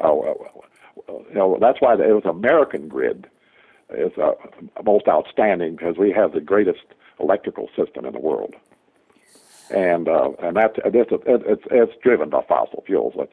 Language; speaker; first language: English; native; English